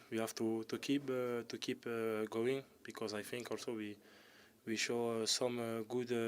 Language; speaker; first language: English; non-native, learner; French